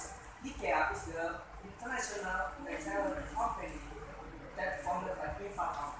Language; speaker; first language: English; non-native, learner; Indonesian